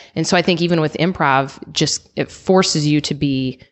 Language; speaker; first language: English; native; English